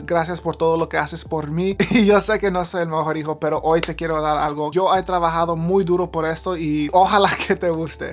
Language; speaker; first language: Spanish; early bilingual, heritage; Spanish